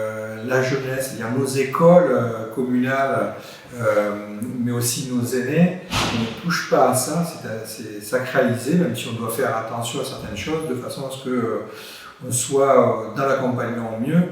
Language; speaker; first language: French; native; French